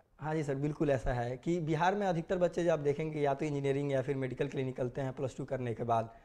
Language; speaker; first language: Hindi; native; Hindi